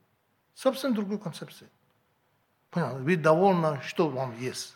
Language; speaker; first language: Russian; non-native, learner; Tibetan